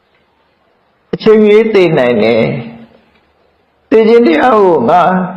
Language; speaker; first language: Burmese; native; Burmese